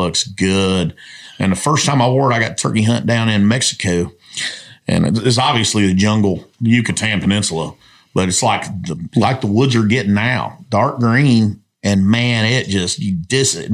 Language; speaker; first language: English; native; English